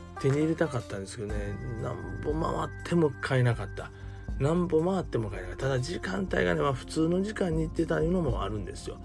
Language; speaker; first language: Japanese; native; Japanese